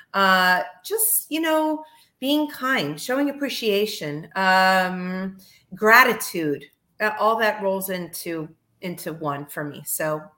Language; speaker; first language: English; native; English